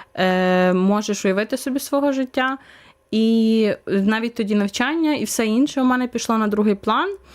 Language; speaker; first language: Ukrainian; native; Ukrainian